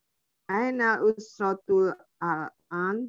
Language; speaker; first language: Arabic; non-native, learner; Indonesian